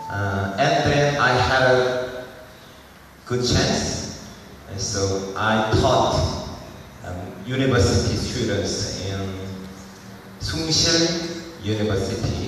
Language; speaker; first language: English; non-native, learner; Korean